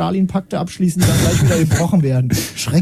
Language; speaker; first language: German; native; German